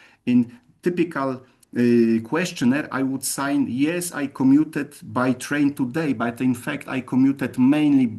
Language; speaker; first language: English; non-native, fluent; Polish